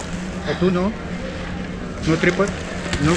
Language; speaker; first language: Spanish; non-native, learner; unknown